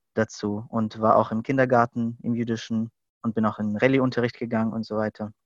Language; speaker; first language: German; native; German